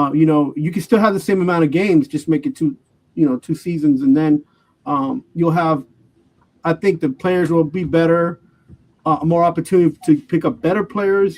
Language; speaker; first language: English; native; English